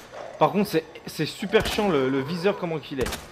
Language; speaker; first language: French; native; French